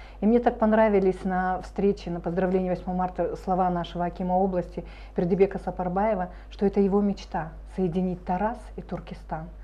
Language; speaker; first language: Russian; native; Russian